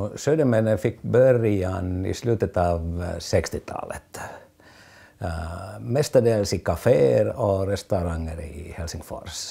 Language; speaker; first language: Swedish; non-native, fluent; Finnish